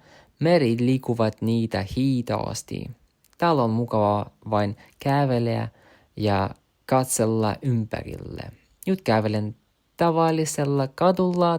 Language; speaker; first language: Finnish; non-native, learner; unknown